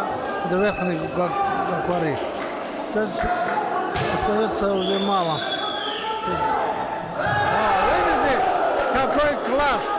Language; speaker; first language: Russian; non-native, local second language; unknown